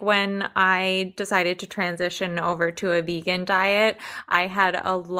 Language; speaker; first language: English; native; English